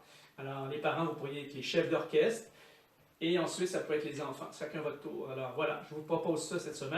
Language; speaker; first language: French; native; French